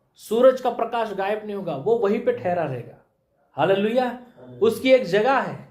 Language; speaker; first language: Hindi; non-native, local second language; Marathi